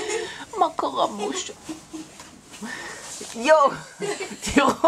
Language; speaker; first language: Hebrew; native; Hebrew